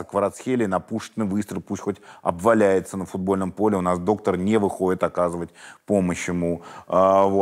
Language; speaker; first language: Russian; native; Russian